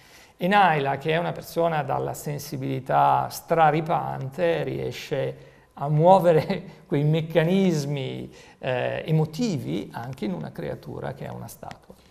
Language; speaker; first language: Italian; native; Italian